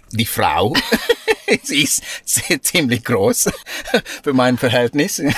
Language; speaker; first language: German; non-native, fluent; Sinhala